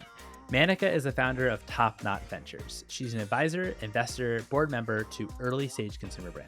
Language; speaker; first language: English; native; English